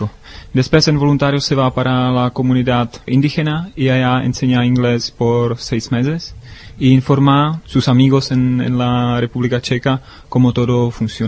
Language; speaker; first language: Spanish; non-native, learner; Czech